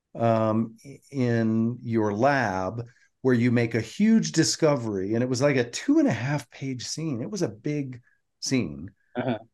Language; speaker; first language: English; native; English